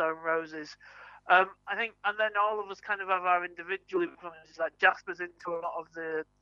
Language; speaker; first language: English; native; English